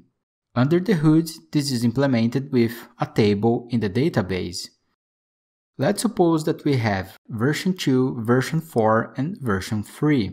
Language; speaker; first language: English; non-native, fluent; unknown